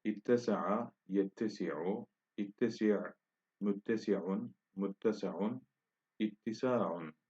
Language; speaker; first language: Arabic; non-native, fluent; Turkish